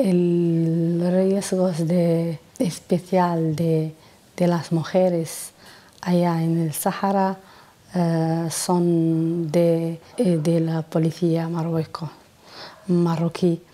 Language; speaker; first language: Spanish; non-native, learner; Arabic